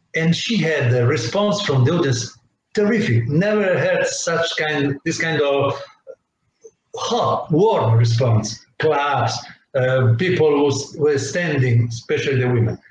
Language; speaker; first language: English; non-native, fluent; Italian